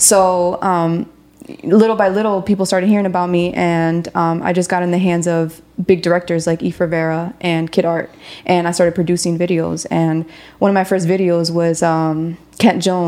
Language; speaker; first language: English; native; English